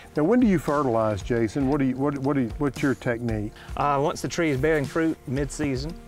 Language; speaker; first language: English; native; English